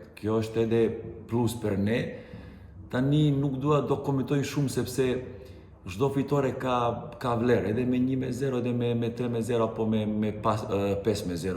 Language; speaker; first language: Albanian; non-native, fluent; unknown